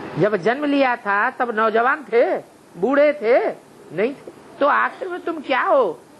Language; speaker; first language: Hindi; native; Hindi